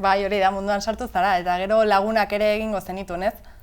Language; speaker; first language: Basque; native; Basque